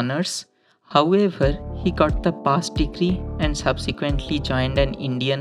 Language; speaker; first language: English; non-native, local second language; Bangla